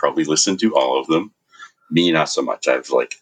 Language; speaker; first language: English; native; English